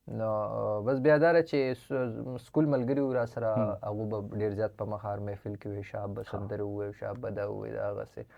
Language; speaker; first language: Pashto; non-native, local second language; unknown